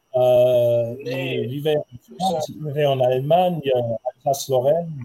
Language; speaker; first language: French; non-native, fluent; German